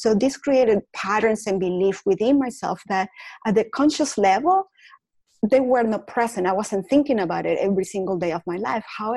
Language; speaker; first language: English; non-native, fluent; Spanish